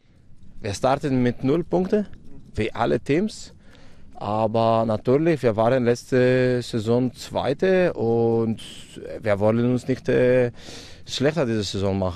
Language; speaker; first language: German; non-native, fluent; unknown